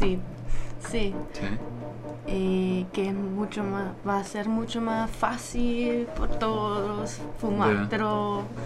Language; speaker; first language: Spanish; non-native, learner; German